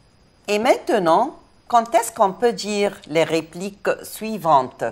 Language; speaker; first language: French; non-native, fluent; Arabic